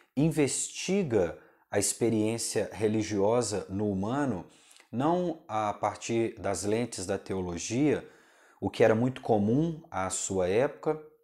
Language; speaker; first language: Portuguese; native; Portuguese